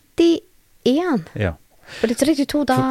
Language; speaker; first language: Norwegian; non-native, learner; Albanian